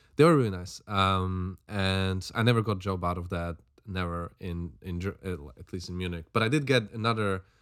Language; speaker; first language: English; non-native, fluent; Slovak